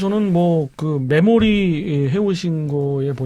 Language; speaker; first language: Korean; native; Korean